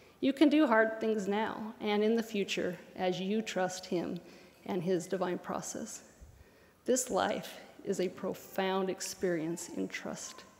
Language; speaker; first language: English; native; English